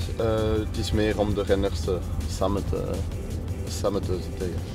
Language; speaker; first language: Dutch; non-native, local second language; French